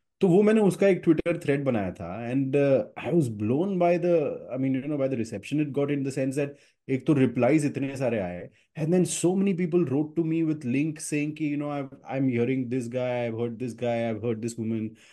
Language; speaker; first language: English; non-native, local second language; Hindi